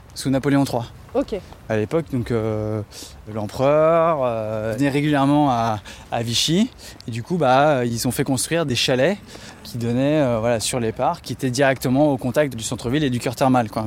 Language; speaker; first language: French; native; French